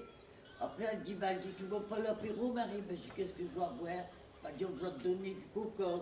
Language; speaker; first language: French; native; French